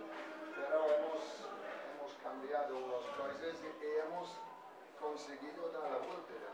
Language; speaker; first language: Spanish; non-native, fluent; English